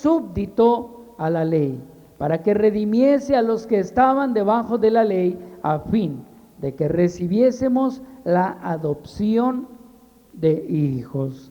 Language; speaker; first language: Spanish; native; Spanish